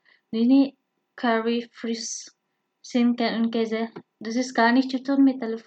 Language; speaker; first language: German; non-native, fluent; Indonesian